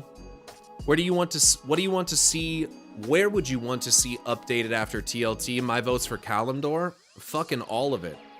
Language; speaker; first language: English; native; English